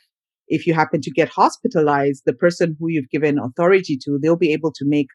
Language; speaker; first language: English; non-native, local second language; Ganda